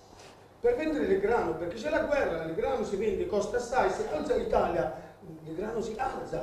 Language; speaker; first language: Italian; non-native, learner; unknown